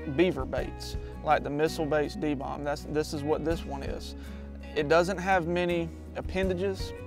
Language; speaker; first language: English; native; English